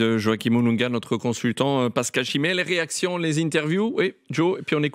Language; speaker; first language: French; native; French